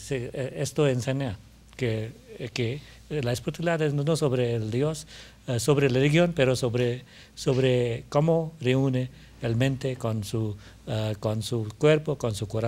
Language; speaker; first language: Spanish; non-native, learner; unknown